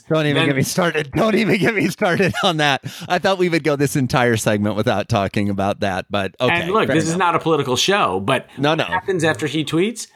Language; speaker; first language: English; native; English